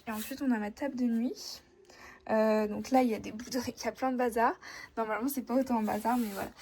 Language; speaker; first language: French; native; French